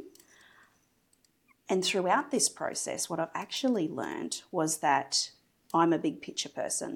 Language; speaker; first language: English; native; English